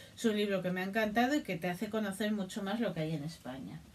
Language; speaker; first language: Spanish; native; Spanish